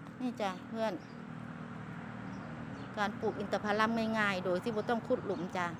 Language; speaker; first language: Thai; non-native, local second language; Lao